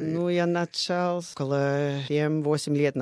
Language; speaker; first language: Russian; non-native, fluent; English